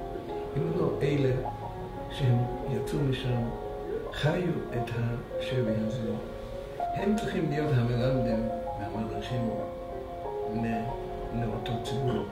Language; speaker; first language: Hebrew; non-native, fluent; Russian